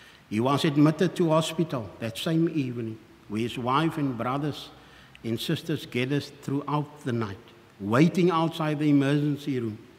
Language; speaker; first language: English; non-native, local second language; Afrikaans